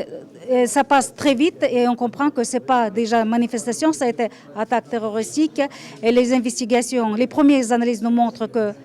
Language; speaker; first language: French; non-native, fluent; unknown